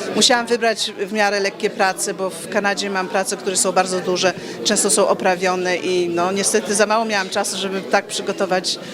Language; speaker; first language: Polish; native; Polish